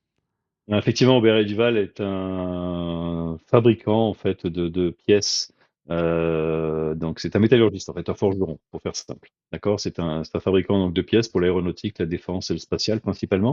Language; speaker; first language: French; native; French